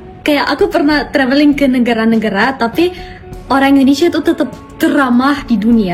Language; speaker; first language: Indonesian; non-native, fluent; German